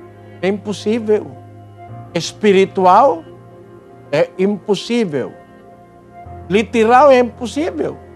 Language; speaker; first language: Portuguese; non-native, learner; Filipino